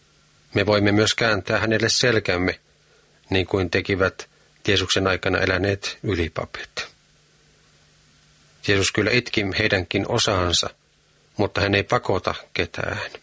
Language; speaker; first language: Finnish; native; Finnish